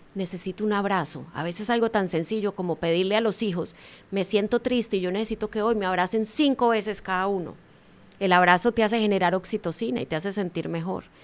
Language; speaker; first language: Spanish; native; Spanish